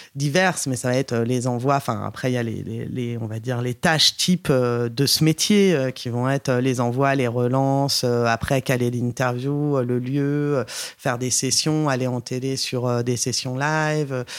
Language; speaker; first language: French; native; French